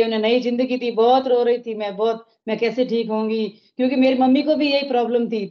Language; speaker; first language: Hindi; native; Hindi